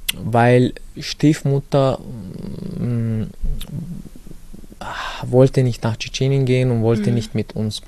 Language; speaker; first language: German; early bilingual, other home language; Chechen